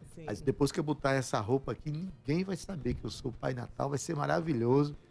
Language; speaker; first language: Portuguese; native; Portuguese